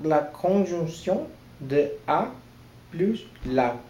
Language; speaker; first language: French; non-native, learner; Portuguese